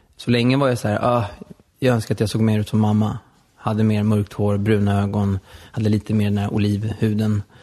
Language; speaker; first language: Swedish; native; Swedish